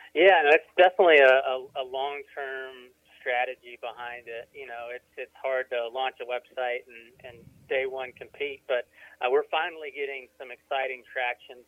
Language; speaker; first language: English; native; English